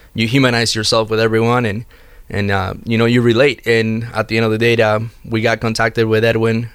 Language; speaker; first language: English; early bilingual, other home language; Spanish